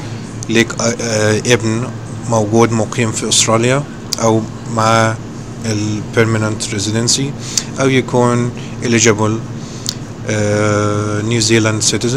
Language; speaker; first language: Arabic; native; Arabic